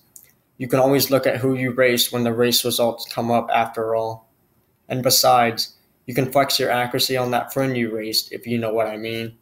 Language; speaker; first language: English; native; English